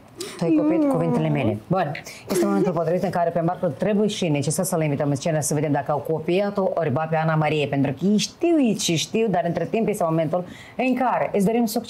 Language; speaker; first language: Romanian; native; Romanian